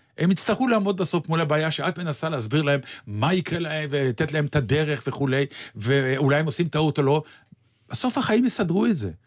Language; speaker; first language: Hebrew; native; Hebrew